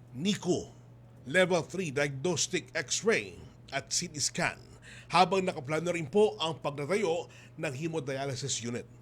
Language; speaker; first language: Filipino; native; Filipino